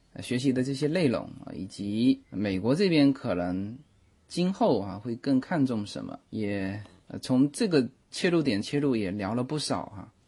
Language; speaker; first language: Chinese; native; Chinese